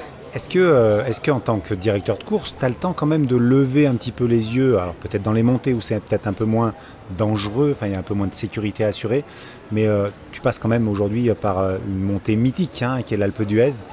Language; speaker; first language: French; native; French